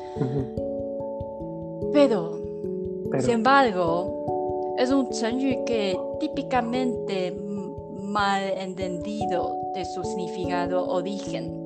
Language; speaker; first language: Spanish; non-native, learner; Chinese